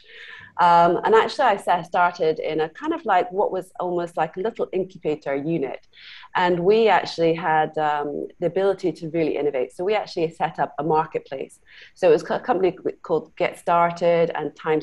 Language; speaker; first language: English; native; English